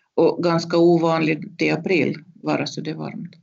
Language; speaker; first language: Swedish; non-native, fluent; Russian